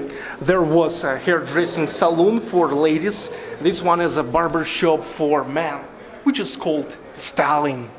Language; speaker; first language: English; non-native, fluent; Russian